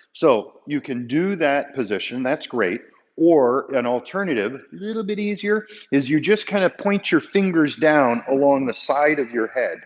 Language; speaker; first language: English; native; English